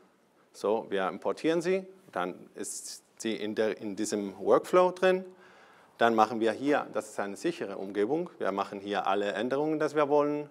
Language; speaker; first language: German; non-native, fluent; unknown